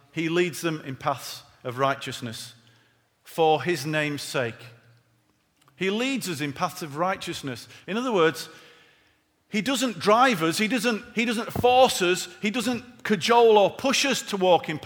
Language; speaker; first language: English; native; English